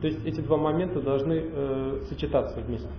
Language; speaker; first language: Russian; native; Russian